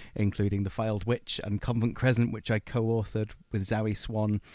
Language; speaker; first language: English; native; English